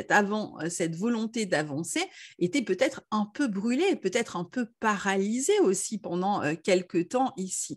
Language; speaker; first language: French; native; French